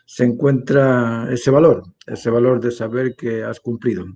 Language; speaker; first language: Spanish; native; Spanish